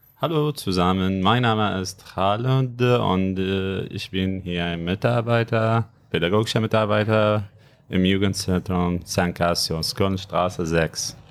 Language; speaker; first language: German; non-native, fluent; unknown